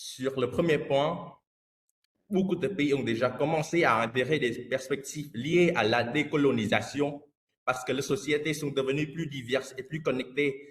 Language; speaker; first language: French; non-native, fluent; Vietnamese